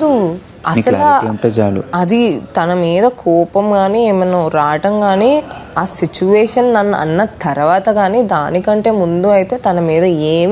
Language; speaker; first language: Telugu; native; Telugu